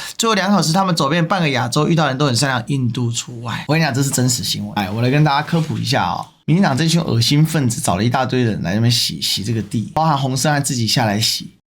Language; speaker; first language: Chinese; native; Chinese